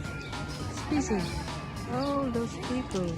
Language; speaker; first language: English; non-native, learner; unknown